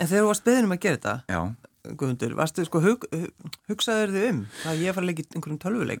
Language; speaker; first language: Icelandic; native; Icelandic